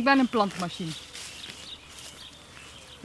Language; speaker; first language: Dutch; native; Dutch